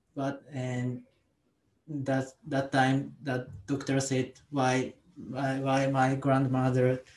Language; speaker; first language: English; non-native, learner; Japanese